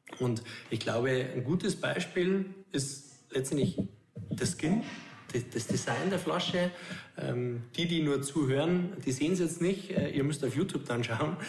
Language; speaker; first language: German; native; German